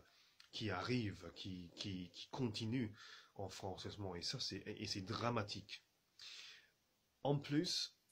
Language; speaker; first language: French; non-native, fluent; English